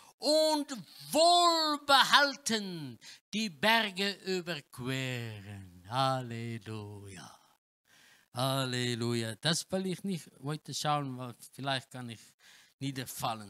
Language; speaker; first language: German; non-native, learner; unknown